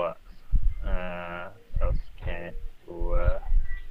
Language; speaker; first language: English; non-native, learner; Vietnamese